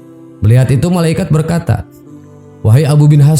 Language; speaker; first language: Indonesian; native; Indonesian